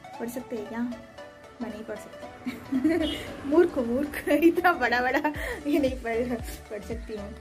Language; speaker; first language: Hindi; native; Hindi